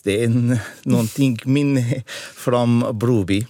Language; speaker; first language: Swedish; non-native, fluent; Arabic